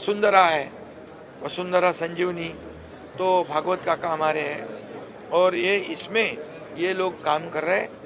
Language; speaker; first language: Hindi; non-native, local second language; Marathi